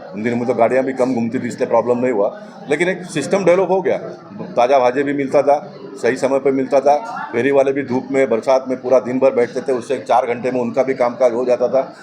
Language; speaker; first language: Hindi; non-native, local second language; Tulu